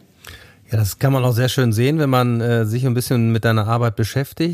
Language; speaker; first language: German; native; German